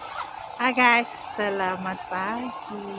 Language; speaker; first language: Indonesian; non-native, local second language; Javanese